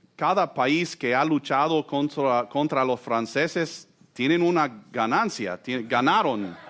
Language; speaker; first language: Spanish; non-native, fluent; English